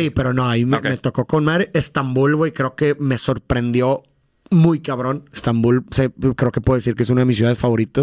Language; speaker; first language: Spanish; native; Spanish